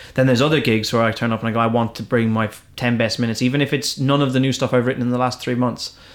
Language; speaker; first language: English; native; English